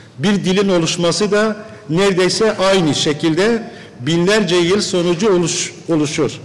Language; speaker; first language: Turkish; non-native, local second language; Kurdish